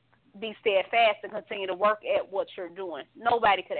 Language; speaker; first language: English; native; English